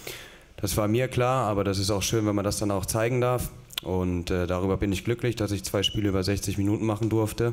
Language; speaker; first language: German; native; German